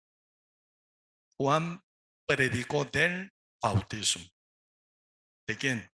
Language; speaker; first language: Spanish; non-native, learner; Korean